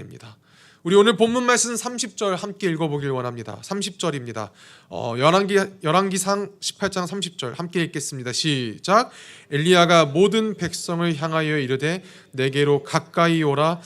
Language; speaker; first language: Korean; native; Korean